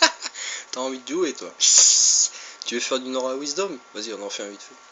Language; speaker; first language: French; native; French